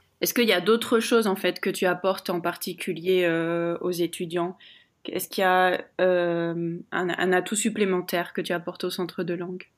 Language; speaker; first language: French; native; French